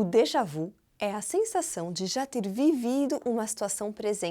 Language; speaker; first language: Portuguese; non-native, fluent; French